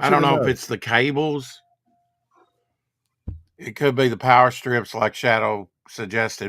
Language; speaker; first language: English; native; English